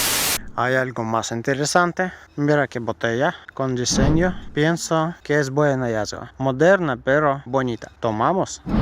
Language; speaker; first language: Spanish; non-native, learner; Russian